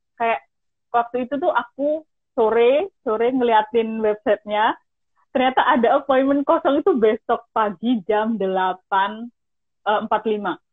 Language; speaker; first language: Indonesian; native; Indonesian